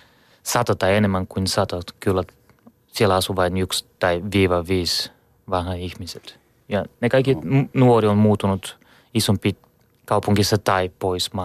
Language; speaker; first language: Finnish; non-native, learner; Bulgarian